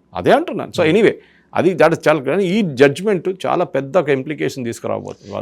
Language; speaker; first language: Telugu; non-native, fluent; Malayalam